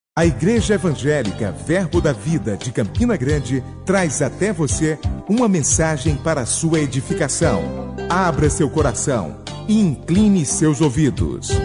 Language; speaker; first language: Portuguese; native; Portuguese